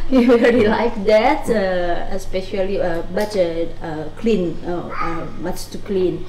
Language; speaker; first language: English; non-native, learner; Indonesian